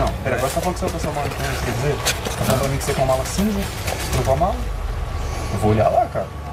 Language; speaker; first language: Portuguese; native; Portuguese